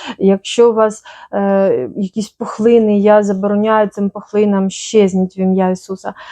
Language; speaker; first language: Ukrainian; native; Ukrainian